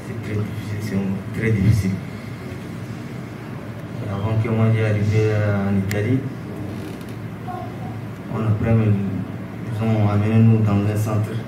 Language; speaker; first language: French; non-native, learner; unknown